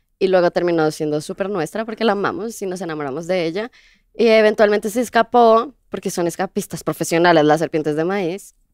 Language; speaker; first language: Spanish; native; Spanish